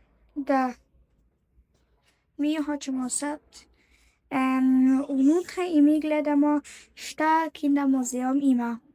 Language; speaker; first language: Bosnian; early bilingual, heritage; Bosnian